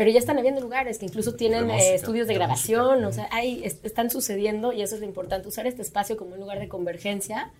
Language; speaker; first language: Spanish; native; Spanish